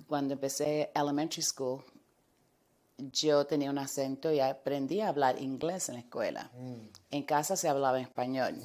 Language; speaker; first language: Spanish; early bilingual, heritage; Spanish